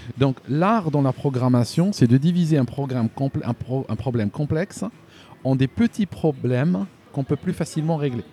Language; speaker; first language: French; non-native, local second language; Arabic